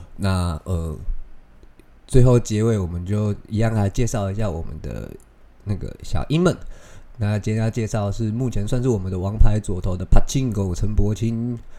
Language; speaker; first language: Chinese; native; Chinese